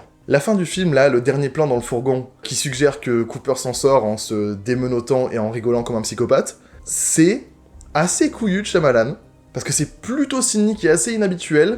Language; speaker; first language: French; native; French